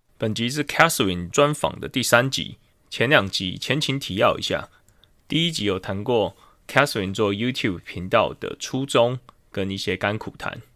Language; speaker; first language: Chinese; native; Chinese